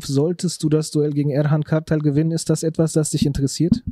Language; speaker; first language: German; native; German